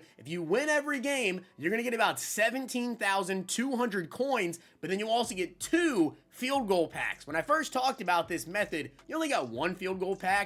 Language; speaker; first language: English; native; English